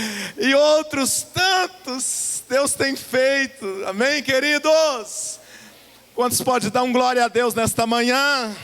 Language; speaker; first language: Portuguese; native; Portuguese